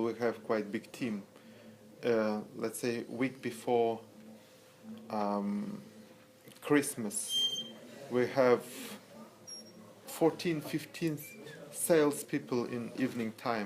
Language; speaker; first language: English; non-native, learner; Russian